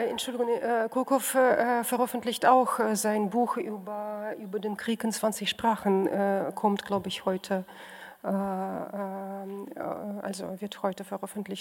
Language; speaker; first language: German; non-native, fluent; Russian